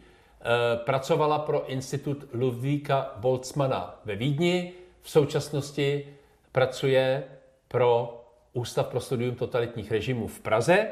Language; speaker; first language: Czech; native; Czech